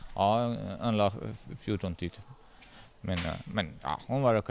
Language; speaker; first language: Swedish; non-native, learner; Dutch